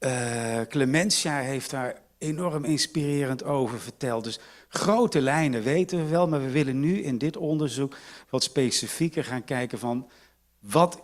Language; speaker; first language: Dutch; native; Dutch